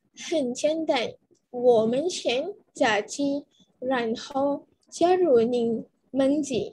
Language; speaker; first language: Chinese; non-native, learner; Malay